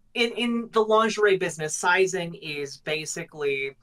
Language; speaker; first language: English; native; English